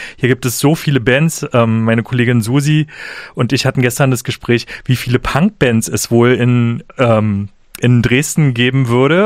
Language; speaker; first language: German; native; German